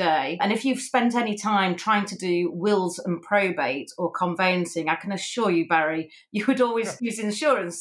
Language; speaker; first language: English; native; English